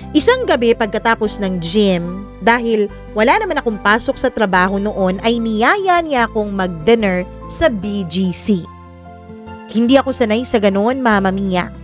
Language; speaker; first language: Filipino; non-native, local second language; Cebuano